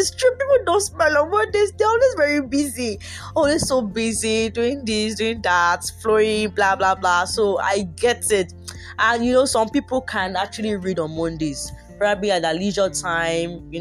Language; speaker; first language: English; non-native, local second language; Yoruba